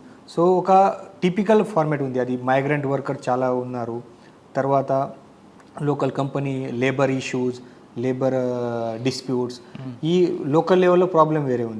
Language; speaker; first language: Telugu; non-native, fluent; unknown